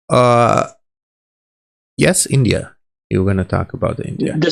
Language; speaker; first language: English; non-native, learner; Persian